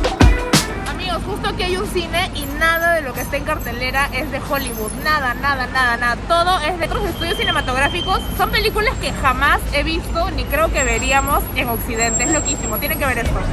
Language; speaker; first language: Spanish; native; Spanish